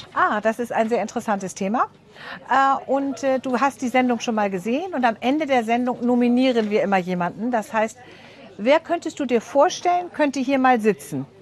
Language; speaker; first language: German; native; German